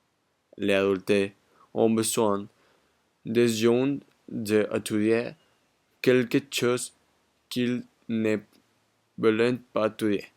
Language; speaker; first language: French; non-native, learner; Spanish